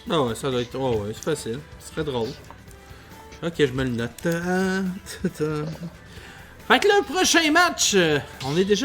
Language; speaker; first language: French; native; French